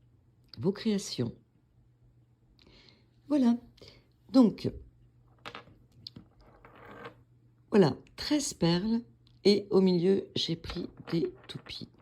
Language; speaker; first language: French; native; French